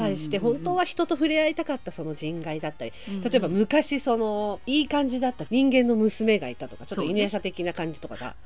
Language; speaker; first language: Japanese; native; Japanese